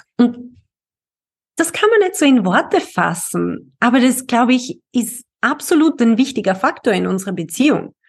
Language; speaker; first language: German; native; German